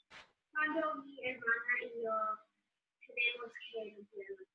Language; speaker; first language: Spanish; non-native, learner; English